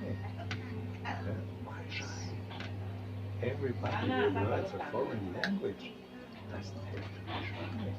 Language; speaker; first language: English; non-native, fluent; German